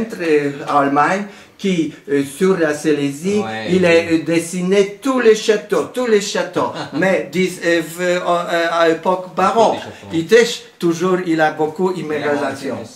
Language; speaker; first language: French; non-native, learner; Polish